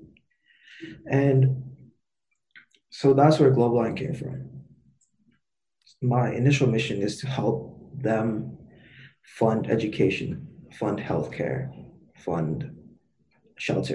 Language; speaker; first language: English; native; English